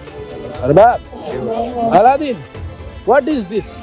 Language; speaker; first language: English; non-native, learner; Punjabi